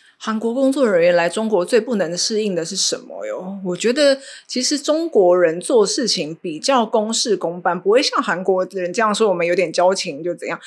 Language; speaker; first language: Chinese; native; Chinese